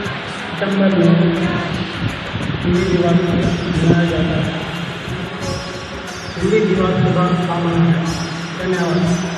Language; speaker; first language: Hindi; non-native, local second language; Telugu